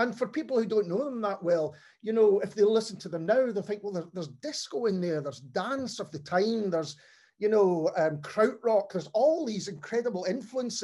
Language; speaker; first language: English; native; English